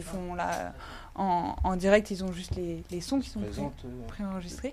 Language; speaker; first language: French; native; French